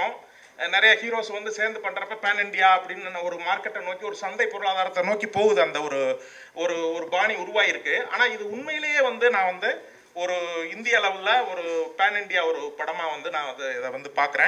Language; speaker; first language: Tamil; native; Tamil